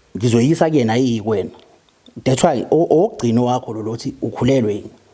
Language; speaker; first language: Zulu; native; Zulu